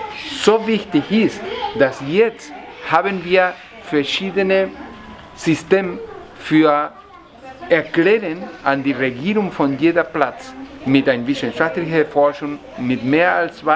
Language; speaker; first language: German; non-native, learner; Spanish